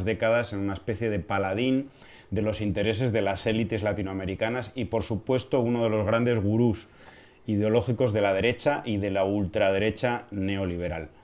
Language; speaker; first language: Spanish; native; Spanish